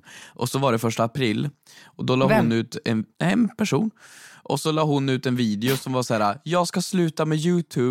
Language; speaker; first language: Swedish; native; Swedish